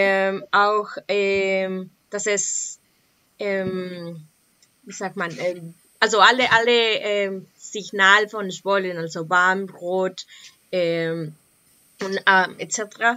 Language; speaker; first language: German; non-native, learner; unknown